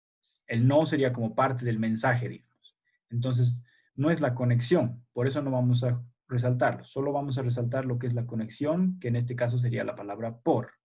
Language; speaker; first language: Spanish; native; Spanish